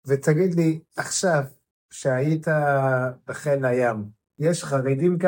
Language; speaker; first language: Hebrew; non-native, fluent; English